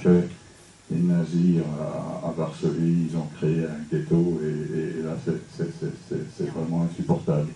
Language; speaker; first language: French; non-native, fluent; English